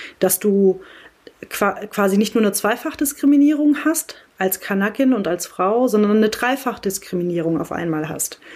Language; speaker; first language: German; early bilingual, other home language; Kurdish